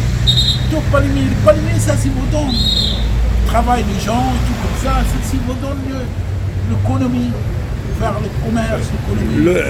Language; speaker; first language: French; non-native, learner; Arabic